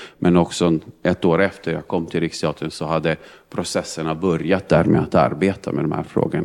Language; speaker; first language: Swedish; non-native, fluent; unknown